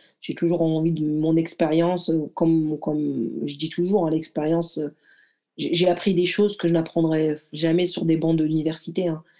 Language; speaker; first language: French; early bilingual, other home language; Arabic